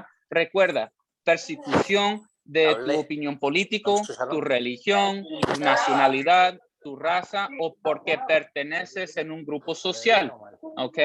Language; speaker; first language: Spanish; early bilingual, heritage; Spanish